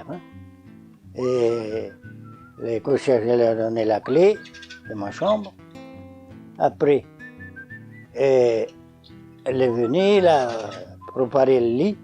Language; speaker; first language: French; non-native, learner; Portuguese